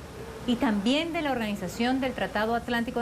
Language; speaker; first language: Spanish; native; Spanish